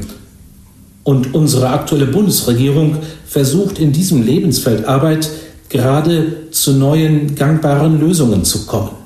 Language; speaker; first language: German; native; German